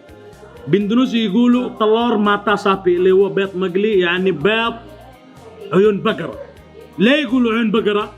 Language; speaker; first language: Arabic; native; Arabic